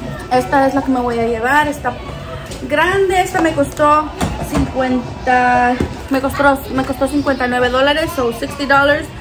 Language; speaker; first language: Spanish; early bilingual, heritage; Spanish